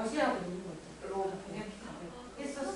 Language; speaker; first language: Korean; non-native, learner; Mongolian